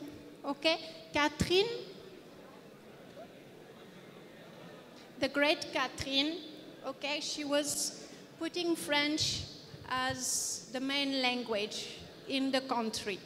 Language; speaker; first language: English; non-native, fluent; French